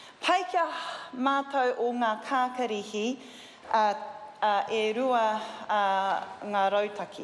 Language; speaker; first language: Māori; non-native, learner; English